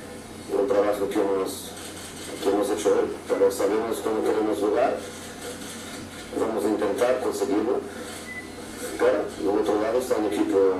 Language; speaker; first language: Spanish; non-native, fluent; Portuguese